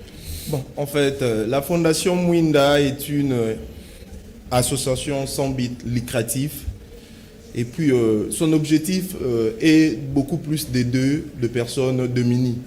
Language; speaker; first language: French; non-native, local second language; Lingala